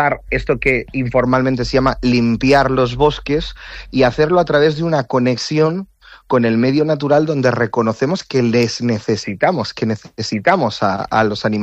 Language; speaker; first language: Catalan; non-native, local second language; Galician